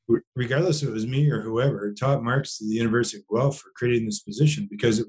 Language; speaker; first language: English; native; English